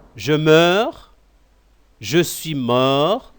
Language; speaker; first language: French; non-native, local second language; Arabic